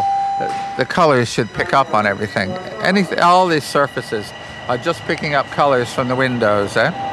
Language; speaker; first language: English; native; English